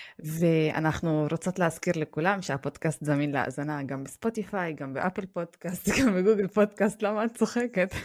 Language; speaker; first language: Hebrew; non-native, local second language; Arabic